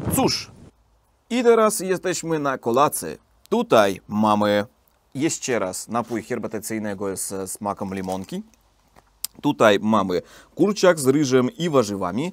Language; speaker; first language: Polish; non-native, learner; Russian